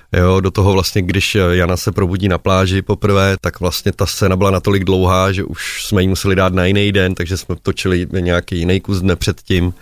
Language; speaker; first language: Czech; native; Czech